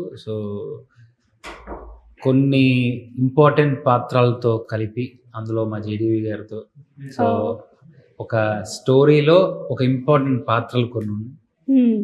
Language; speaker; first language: Telugu; native; Telugu